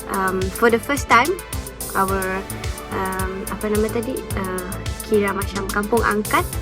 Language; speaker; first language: English; non-native, local second language; Malay